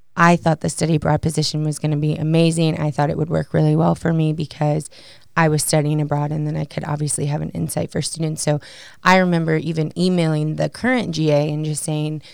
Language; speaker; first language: English; native; English